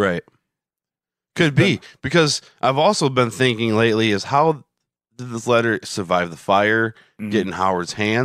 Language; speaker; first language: English; native; English